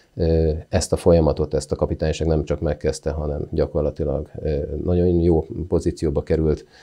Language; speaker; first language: Hungarian; native; Hungarian